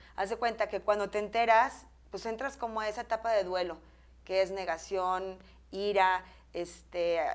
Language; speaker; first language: Spanish; native; Spanish